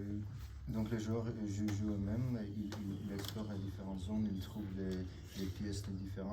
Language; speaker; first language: French; non-native, learner; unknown